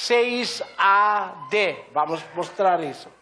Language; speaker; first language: Portuguese; non-native, learner; Filipino